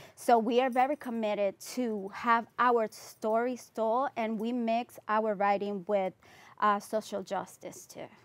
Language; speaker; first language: English; non-native, fluent; Spanish